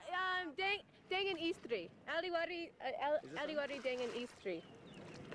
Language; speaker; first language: Indonesian; non-native, learner; English